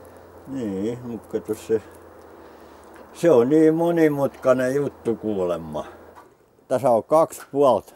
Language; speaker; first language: Finnish; native; Finnish